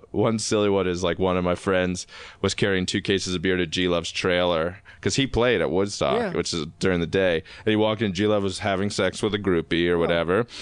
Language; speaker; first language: English; native; English